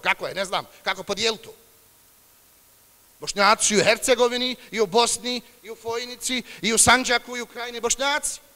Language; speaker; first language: Serbian; native; Serbian